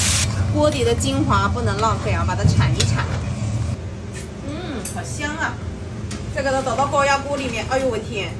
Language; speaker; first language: Chinese; native; Chinese